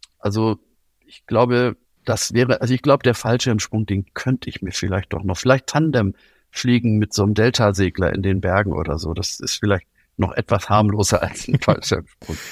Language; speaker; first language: German; native; German